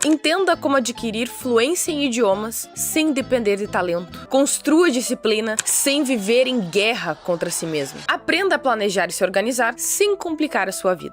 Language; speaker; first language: Portuguese; native; Portuguese